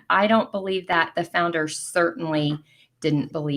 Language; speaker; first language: English; native; English